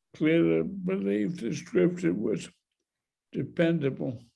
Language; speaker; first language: English; native; English